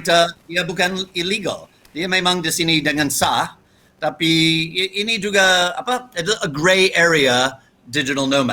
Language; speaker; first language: Indonesian; non-native, fluent; English